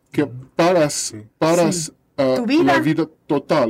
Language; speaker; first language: Spanish; non-native, learner; Russian